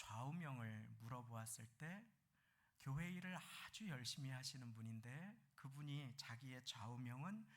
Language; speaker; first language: Korean; native; Korean